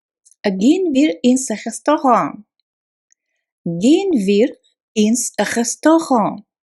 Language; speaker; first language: German; non-native, fluent; Russian